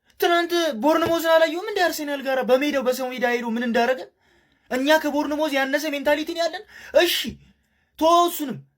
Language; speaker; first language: Amharic; native; Amharic